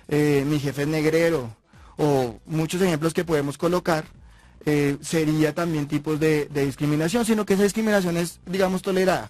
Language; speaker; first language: Spanish; native; Spanish